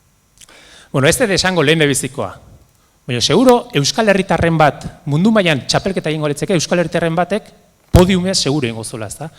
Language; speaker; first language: Basque; native; Basque